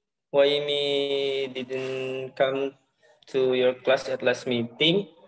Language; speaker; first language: English; non-native, learner; Indonesian